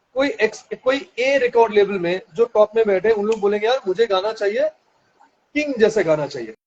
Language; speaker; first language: Hindi; non-native, local second language; Bangla